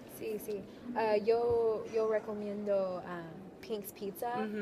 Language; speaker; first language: Spanish; non-native, learner; English